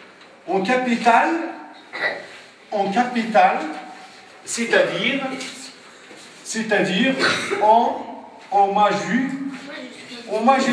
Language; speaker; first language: French; non-native, local second language; Arabic